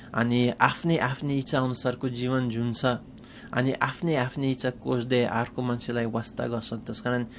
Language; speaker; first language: Nepali; non-native, fluent; English